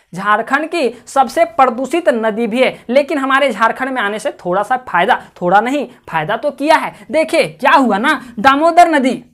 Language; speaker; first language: Hindi; native; Hindi